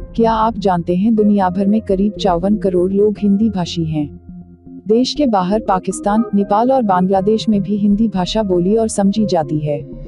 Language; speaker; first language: Hindi; native; Hindi